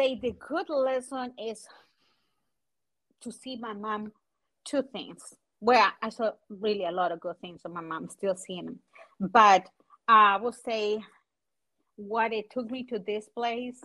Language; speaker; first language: English; non-native, fluent; Spanish